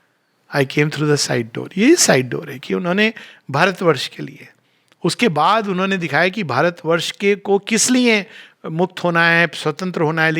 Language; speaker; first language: Hindi; native; Hindi